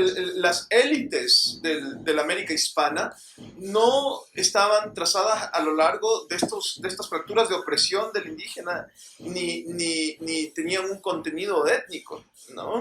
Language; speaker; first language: Spanish; native; Spanish